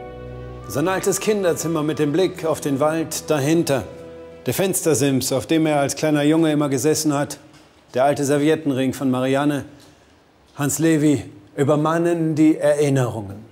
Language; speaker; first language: German; native; German